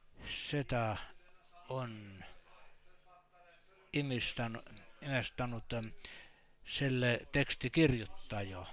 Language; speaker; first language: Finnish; non-native, learner; Estonian